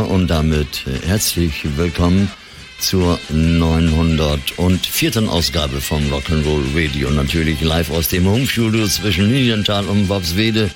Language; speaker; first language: German; native; German